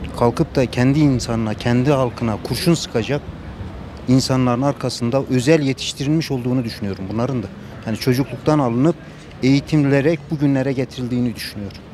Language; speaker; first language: Turkish; native; Turkish